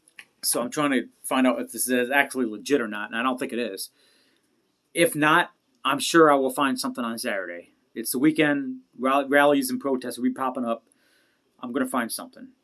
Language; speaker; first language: English; native; English